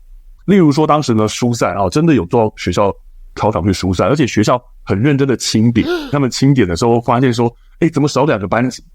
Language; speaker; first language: Chinese; native; Chinese